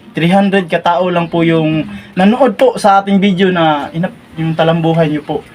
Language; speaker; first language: Filipino; non-native, local second language; Waray